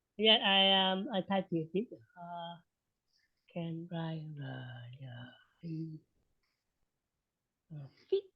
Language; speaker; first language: English; non-native, learner; Vietnamese